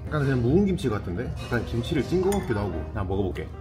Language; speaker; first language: Korean; native; Korean